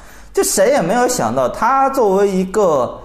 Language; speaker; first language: Chinese; native; Chinese